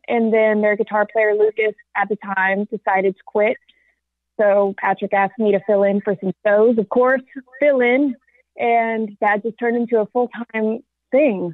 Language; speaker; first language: English; native; English